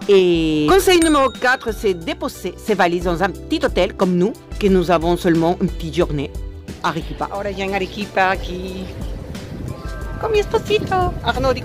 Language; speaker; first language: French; non-native, fluent; Spanish